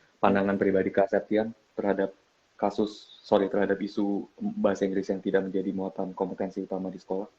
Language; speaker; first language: Indonesian; native; Indonesian